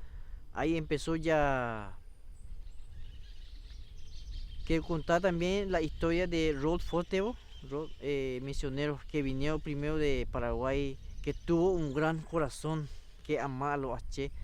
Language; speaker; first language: Spanish; non-native, local second language; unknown